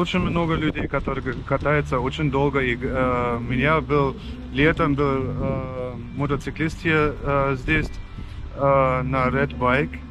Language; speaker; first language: Russian; non-native, fluent; German